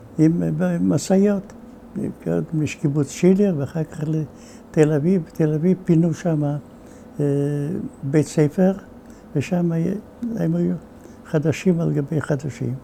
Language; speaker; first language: Hebrew; non-native, fluent; Yiddish